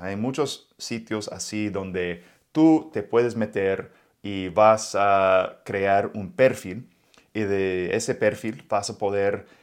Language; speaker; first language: Spanish; non-native, fluent; English